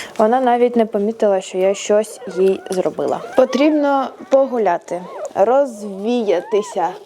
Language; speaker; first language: Ukrainian; non-native, local second language; Russian